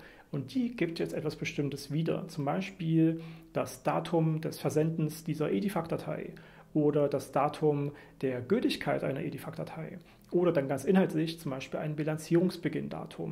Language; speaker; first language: German; native; German